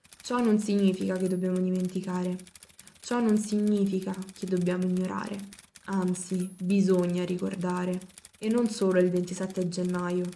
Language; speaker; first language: Italian; native; Italian